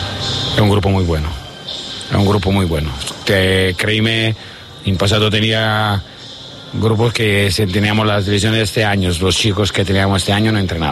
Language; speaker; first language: Spanish; non-native, learner; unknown